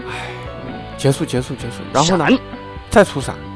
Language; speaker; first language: Chinese; native; Chinese